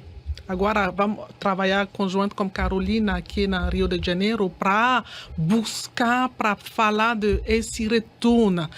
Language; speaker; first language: Portuguese; non-native, learner; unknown